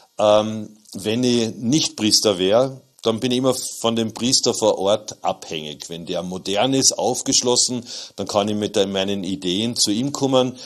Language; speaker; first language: German; native; German